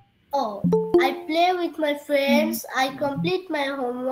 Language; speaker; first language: English; non-native, learner; Bangla